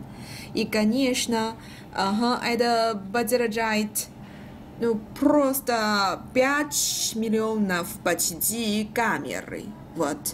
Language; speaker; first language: Russian; non-native, learner; Chinese